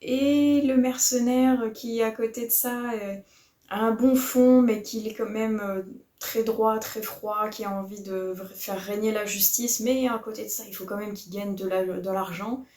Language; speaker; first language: French; native; French